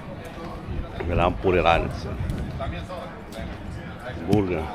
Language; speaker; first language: Finnish; non-native, learner; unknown